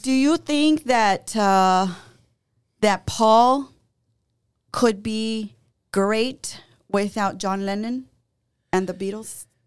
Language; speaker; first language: English; early bilingual, other home language; Spanish